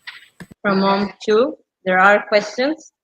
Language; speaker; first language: English; non-native, fluent; Italian